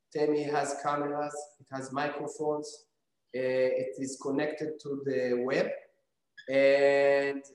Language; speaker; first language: English; non-native, fluent; Hebrew